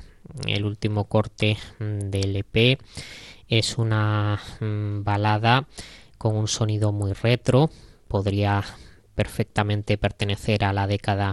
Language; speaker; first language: Spanish; native; Spanish